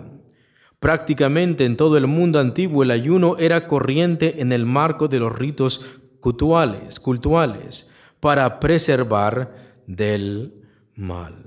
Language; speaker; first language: Spanish; native; Spanish